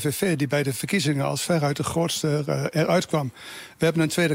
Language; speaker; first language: Dutch; native; Dutch